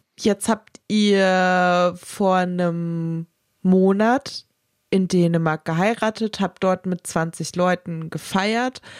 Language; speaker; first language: German; native; German